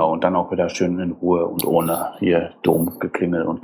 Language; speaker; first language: German; native; German